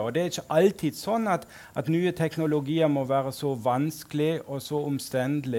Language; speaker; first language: Norwegian; non-native, fluent; German